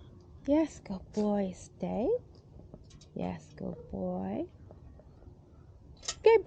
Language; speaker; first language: English; non-native, fluent; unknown